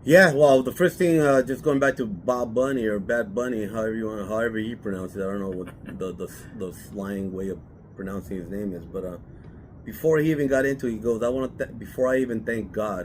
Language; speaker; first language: English; native; English